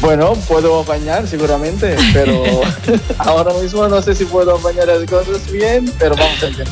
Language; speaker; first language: Spanish; non-native, fluent; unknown